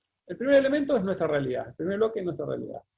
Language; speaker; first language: Spanish; native; Spanish